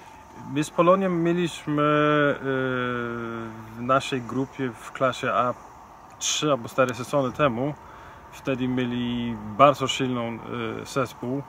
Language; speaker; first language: Polish; non-native, fluent; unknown